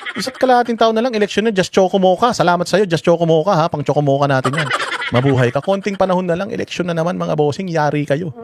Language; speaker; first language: Filipino; native; Filipino